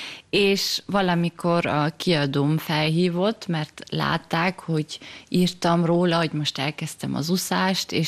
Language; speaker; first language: Hungarian; early bilingual, heritage; German